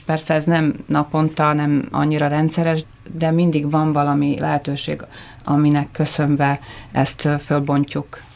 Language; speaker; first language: Hungarian; native; Hungarian